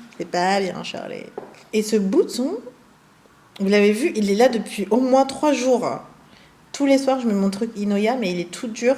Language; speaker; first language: French; early bilingual, other home language; German